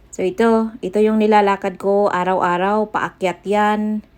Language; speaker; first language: Filipino; non-native, local second language; Cebuano